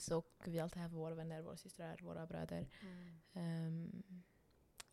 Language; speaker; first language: Swedish; non-native, local second language; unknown